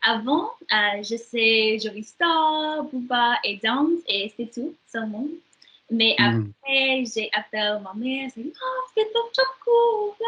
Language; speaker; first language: French; non-native, learner; English